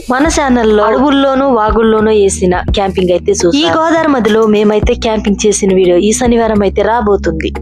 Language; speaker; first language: Telugu; non-native, local second language; Koya